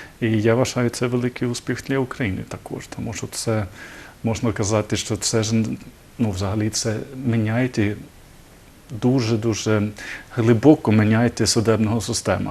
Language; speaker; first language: Ukrainian; non-native, learner; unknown